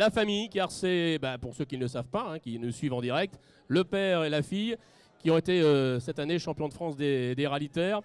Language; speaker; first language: French; native; French